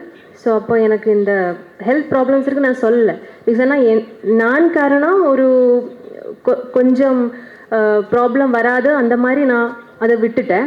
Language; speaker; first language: Tamil; non-native, learner; Malayalam